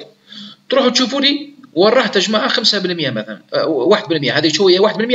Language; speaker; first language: Arabic; native; Arabic